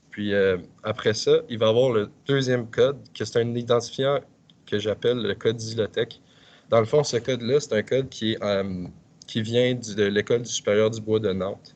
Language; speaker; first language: French; native; French